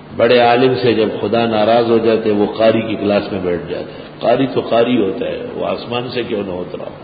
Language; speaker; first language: Urdu; non-native, local second language; Pashto